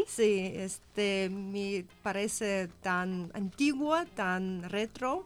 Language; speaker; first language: Spanish; non-native, learner; Russian